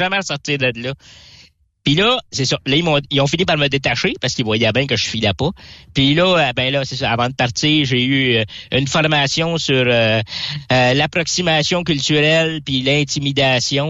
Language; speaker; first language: French; native; French